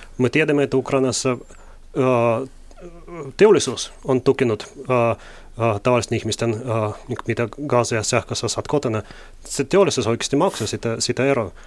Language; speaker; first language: Finnish; non-native, fluent; Russian